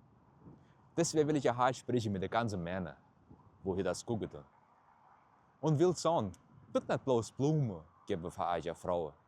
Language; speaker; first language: German; early bilingual, heritage; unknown